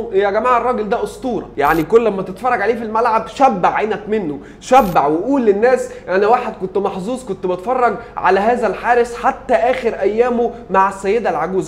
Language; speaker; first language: Arabic; native; Arabic